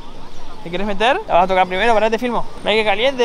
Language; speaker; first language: Spanish; native; Spanish